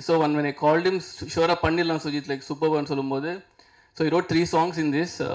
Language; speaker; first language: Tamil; non-native, local second language; Telugu